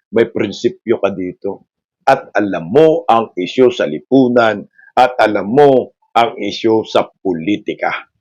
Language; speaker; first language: Filipino; non-native, local second language; Cebuano